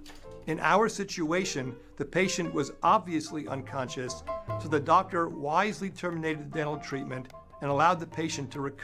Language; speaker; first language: English; native; English